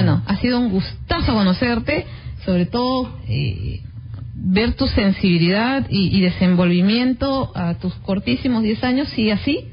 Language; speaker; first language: Spanish; native; Spanish